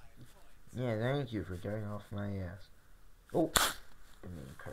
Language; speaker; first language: English; native; English